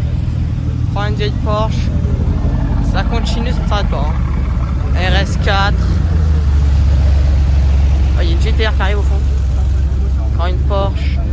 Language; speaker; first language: French; native; French